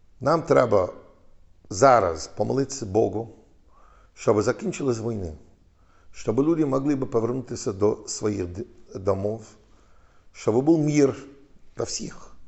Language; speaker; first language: Ukrainian; non-native, learner; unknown